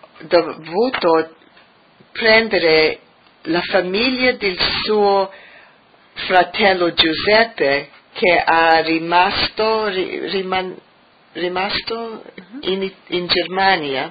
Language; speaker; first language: Italian; early bilingual, heritage; English